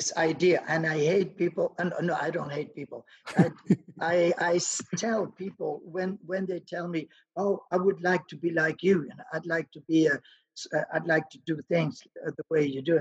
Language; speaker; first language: English; non-native, fluent; French